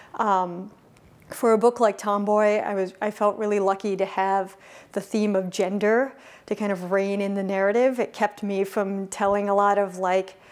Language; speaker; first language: English; native; English